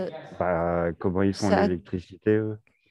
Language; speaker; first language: French; native; French